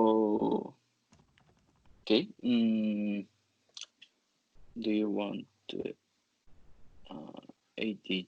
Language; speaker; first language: English; non-native, learner; Japanese